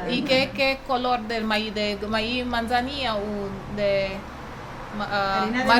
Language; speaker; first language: Spanish; early bilingual, heritage; English